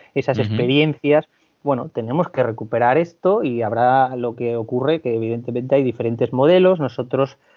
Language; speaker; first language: Spanish; native; Spanish